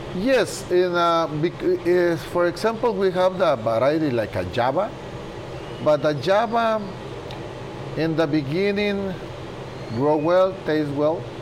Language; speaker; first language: English; non-native, learner; Spanish